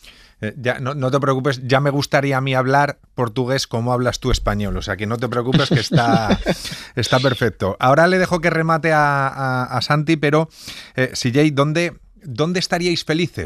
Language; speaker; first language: Spanish; native; Spanish